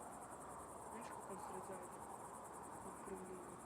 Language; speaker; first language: Russian; native; Russian